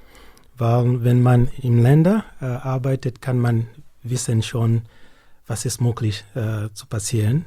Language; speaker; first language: German; non-native, learner; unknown